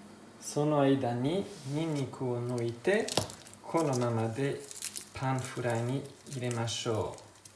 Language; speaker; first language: Japanese; non-native, learner; Italian